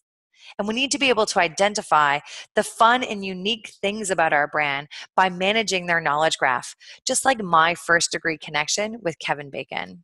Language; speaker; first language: English; native; English